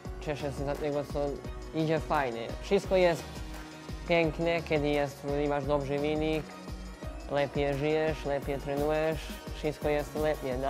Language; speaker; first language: Polish; non-native, learner; Serbian